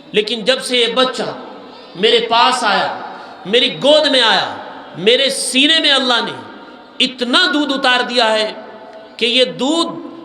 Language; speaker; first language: Urdu; native; Urdu